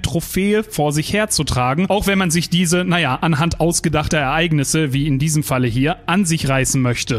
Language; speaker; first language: German; native; German